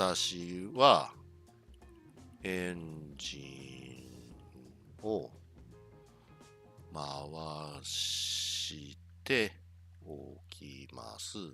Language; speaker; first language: Japanese; non-native, learner; English